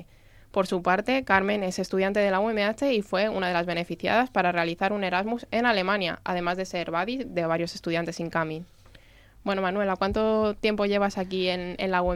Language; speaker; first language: Spanish; native; Spanish